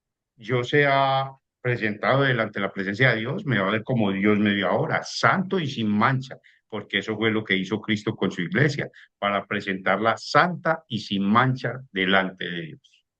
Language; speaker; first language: Spanish; native; Spanish